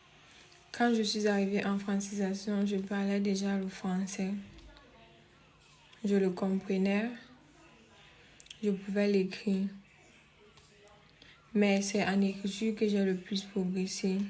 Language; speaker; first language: French; non-native, fluent; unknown